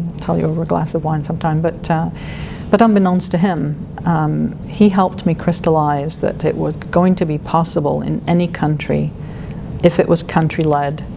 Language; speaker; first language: English; native; English